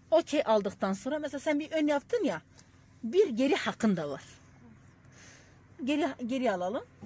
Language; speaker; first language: Turkish; native; Turkish